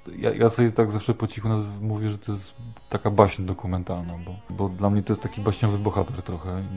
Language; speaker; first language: Polish; native; Polish